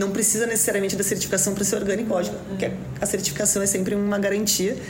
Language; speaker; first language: Portuguese; native; Portuguese